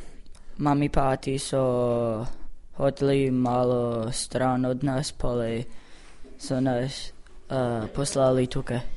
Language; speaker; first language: Slovenian; early bilingual, heritage; Slovenian